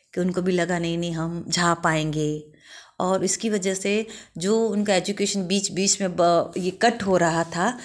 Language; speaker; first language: Hindi; non-native, local second language; Gujarati